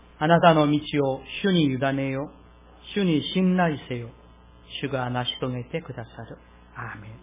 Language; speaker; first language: Japanese; non-native, fluent; Korean